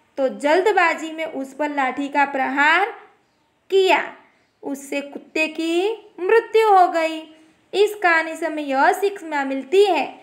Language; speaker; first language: Hindi; non-native, local second language; Gujarati